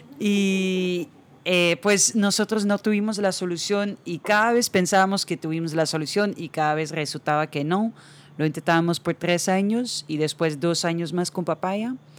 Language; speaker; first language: Spanish; non-native, fluent; Dutch